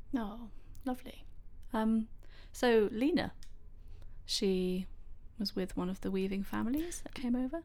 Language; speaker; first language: English; native; English